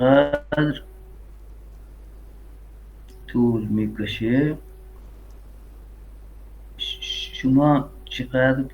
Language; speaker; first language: Persian; non-native, learner; Urdu